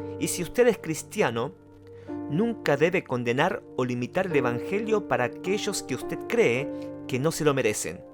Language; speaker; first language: Spanish; non-native, fluent; Korean